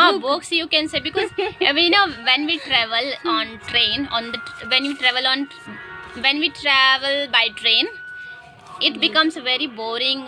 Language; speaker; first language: English; non-native, learner; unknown